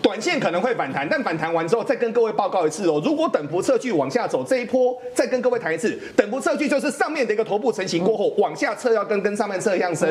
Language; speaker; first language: Chinese; native; Chinese